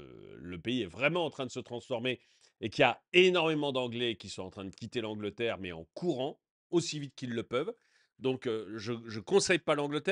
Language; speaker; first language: French; native; French